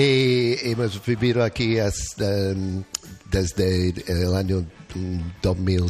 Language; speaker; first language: Spanish; non-native, learner; English